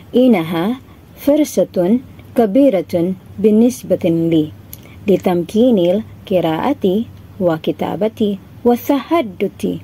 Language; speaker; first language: Arabic; non-native, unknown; Filipino